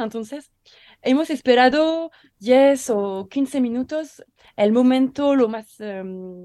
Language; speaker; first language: Spanish; non-native, learner; French